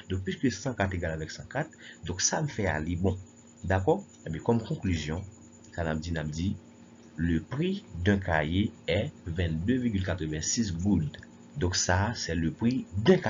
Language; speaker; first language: French; non-native, local second language; Haitian Creole